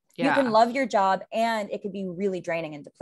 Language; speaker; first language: English; native; English